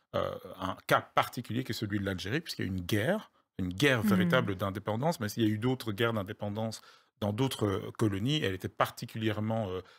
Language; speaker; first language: French; native; French